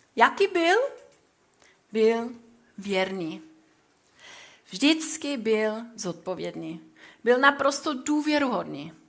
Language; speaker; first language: Czech; non-native, fluent; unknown